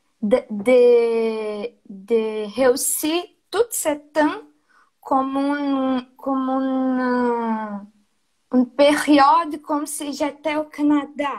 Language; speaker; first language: French; non-native, learner; Portuguese